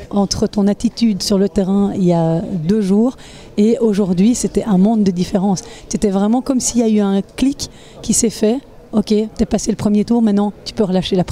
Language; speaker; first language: French; native; French